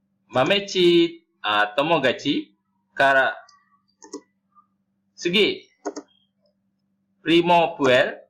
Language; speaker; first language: Japanese; non-native, learner; Malay